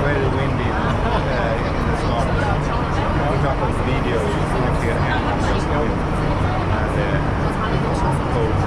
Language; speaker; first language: English; non-native, learner; Swedish